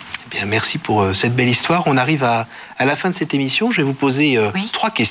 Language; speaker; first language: French; native; French